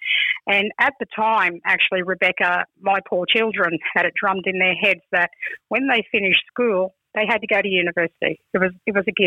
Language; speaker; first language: English; native; English